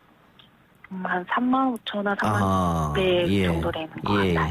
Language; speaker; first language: Korean; non-native, fluent; Chinese